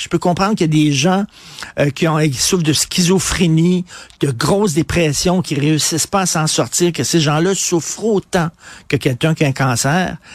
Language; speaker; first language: French; native; French